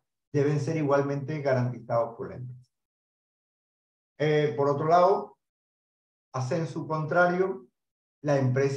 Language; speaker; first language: Spanish; native; Spanish